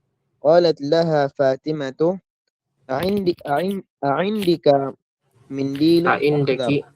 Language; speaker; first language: Arabic; non-native, learner; Filipino